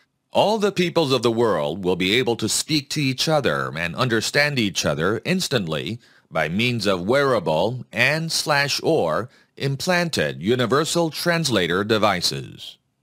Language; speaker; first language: English; non-native, fluent; Korean